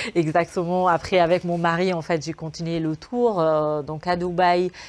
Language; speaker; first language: French; non-native, fluent; Arabic